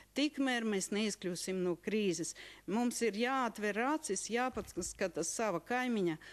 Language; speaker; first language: Latvian; non-native, local second language; Russian